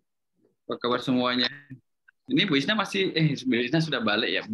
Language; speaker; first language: Indonesian; native; Indonesian